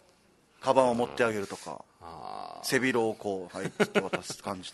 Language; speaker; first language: Japanese; native; Japanese